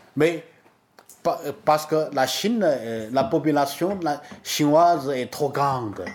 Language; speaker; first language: French; non-native, learner; Chinese